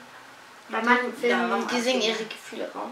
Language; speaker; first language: German; early bilingual, other home language; Arabic